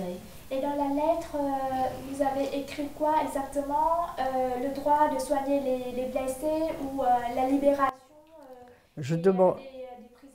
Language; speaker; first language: French; non-native, fluent; Vietnamese